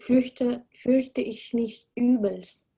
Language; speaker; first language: German; non-native, fluent; Indonesian